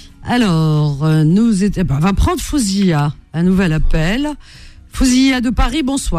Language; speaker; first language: French; native; French